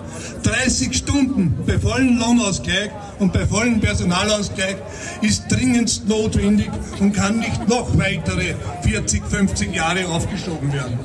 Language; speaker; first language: German; native; German